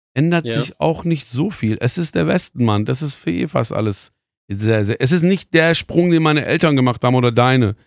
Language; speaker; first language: German; early bilingual, other home language; Persian